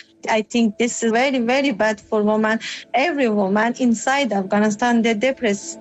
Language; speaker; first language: English; non-native, learner; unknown